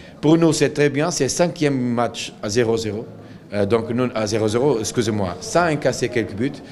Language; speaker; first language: French; non-native, local second language; Arabic